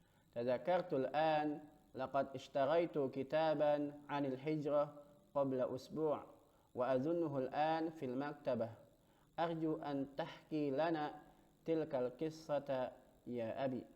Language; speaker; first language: Arabic; non-native, fluent; Indonesian